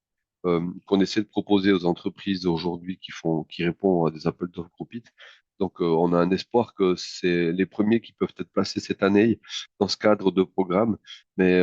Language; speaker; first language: French; native; French